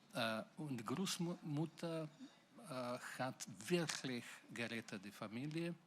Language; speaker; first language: German; non-native, fluent; Slovenian